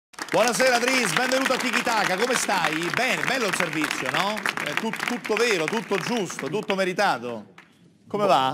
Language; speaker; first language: Italian; native; Italian